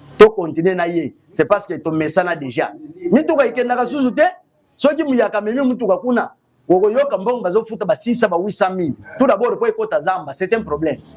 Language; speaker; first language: Lingala; non-native, local second language; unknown